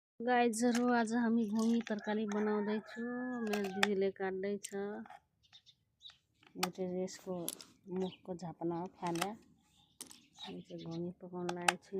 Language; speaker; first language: Nepali; non-native, local second language; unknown